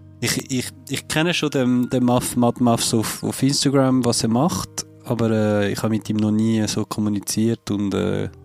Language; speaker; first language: German; non-native, fluent; French